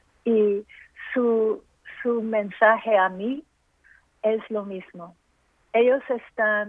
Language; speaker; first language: Spanish; early bilingual, heritage; English